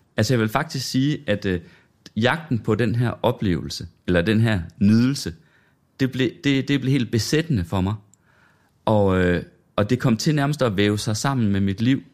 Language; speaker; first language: Danish; native; Danish